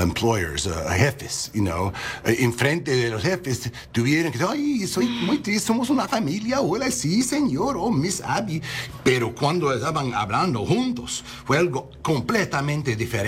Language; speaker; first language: Spanish; non-native, learner; English